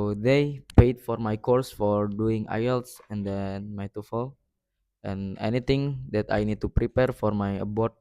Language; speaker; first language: English; non-native, learner; Indonesian